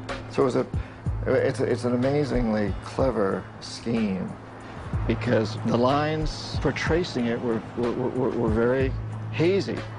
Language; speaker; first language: English; native; English